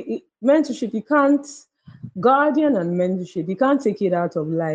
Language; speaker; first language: English; non-native, local second language; Yoruba